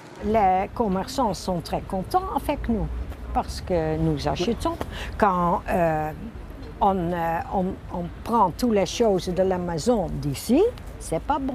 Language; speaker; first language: French; non-native, learner; Dutch